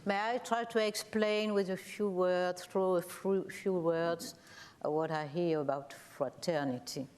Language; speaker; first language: English; non-native, learner; French